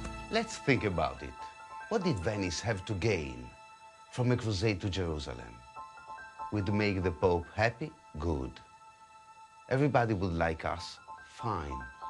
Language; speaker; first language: English; non-native, fluent; Italian